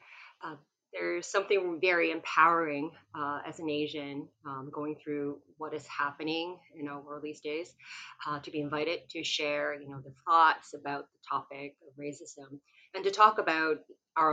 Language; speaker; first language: English; non-native, local second language; Cantonese